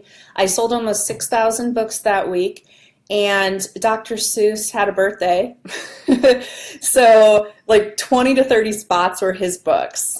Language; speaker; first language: English; native; English